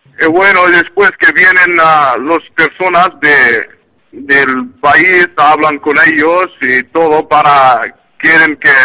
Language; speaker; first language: Spanish; non-native, learner; Arabic